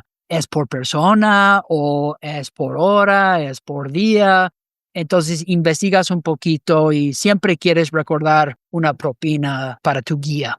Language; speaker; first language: Spanish; non-native, fluent; English